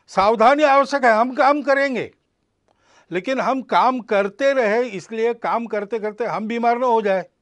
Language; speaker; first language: Hindi; non-native, local second language; Marathi